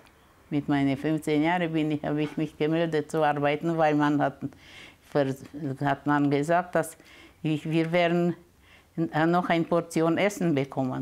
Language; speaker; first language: German; early bilingual, heritage; German